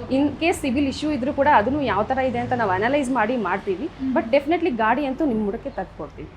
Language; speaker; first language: Kannada; native; Kannada